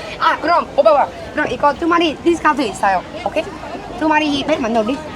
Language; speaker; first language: Korean; non-native, learner; Vietnamese